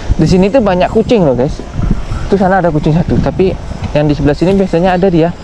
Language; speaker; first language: Indonesian; native; Indonesian